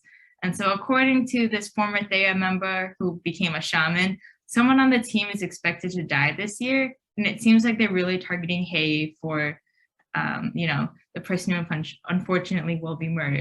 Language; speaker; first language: English; native; English